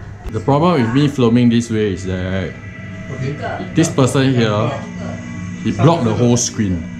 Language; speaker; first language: English; non-native, local second language; Chinese